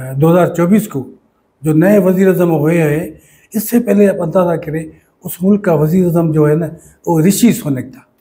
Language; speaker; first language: Urdu; non-native, local second language; Sindhi